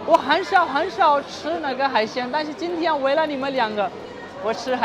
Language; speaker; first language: Chinese; non-native, fluent; Urdu